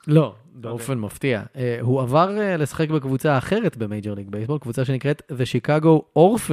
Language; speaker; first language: Hebrew; native; Hebrew